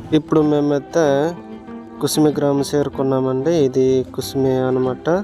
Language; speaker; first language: Telugu; non-native, local second language; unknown